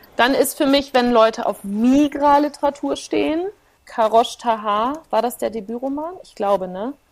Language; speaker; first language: German; early bilingual, other home language; Plautdietsch